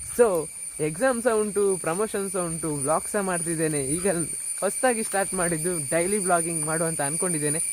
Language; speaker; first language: Kannada; non-native, local second language; Tulu